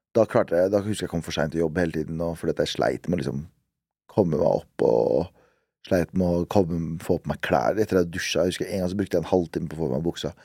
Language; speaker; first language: Norwegian; early bilingual, other home language; Central Kurdish